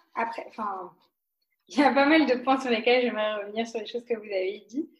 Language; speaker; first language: French; native; French